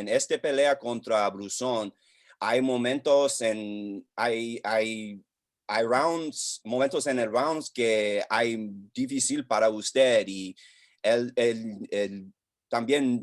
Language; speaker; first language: Spanish; non-native, learner; English